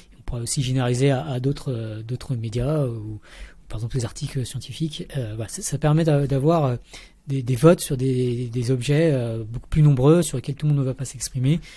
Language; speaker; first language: French; early bilingual, other home language; Vietnamese